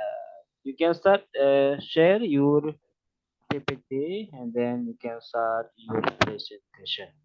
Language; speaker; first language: English; non-native, learner; Indonesian